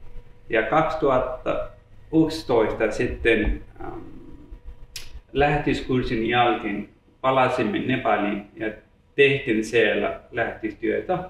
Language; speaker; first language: Finnish; non-native, learner; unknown